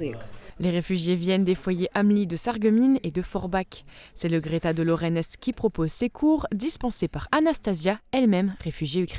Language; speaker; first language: French; native; French